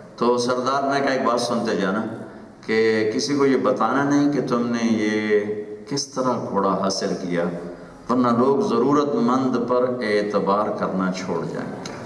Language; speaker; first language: Urdu; non-native, local second language; Punjabi